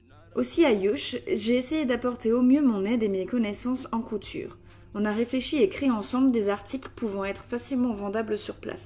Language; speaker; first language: French; native; French